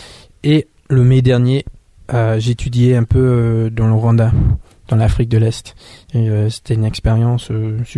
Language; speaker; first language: French; non-native, fluent; English